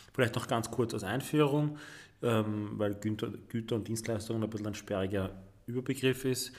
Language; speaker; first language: German; native; German